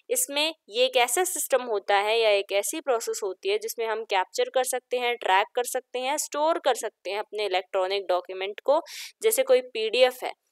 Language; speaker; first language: Hindi; native; Hindi